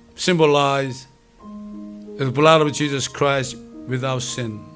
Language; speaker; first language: English; non-native, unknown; Korean